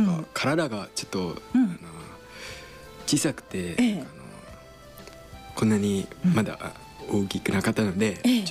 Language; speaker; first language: Japanese; non-native, learner; Khmer